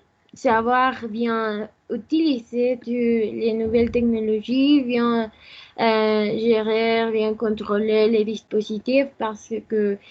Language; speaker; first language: French; non-native, learner; Spanish